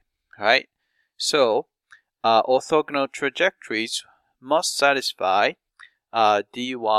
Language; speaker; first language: English; non-native, fluent; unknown